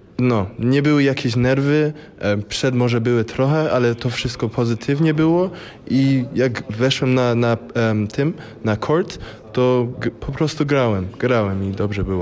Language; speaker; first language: Polish; early bilingual, heritage; English